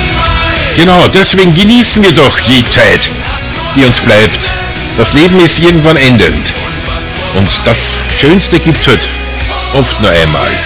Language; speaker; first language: German; native; German